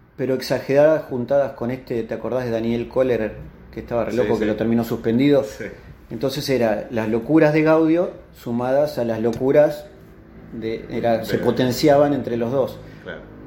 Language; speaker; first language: Spanish; native; Spanish